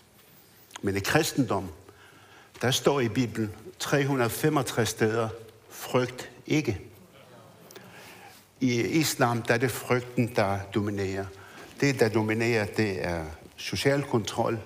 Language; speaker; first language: Danish; early bilingual, other home language; Arabic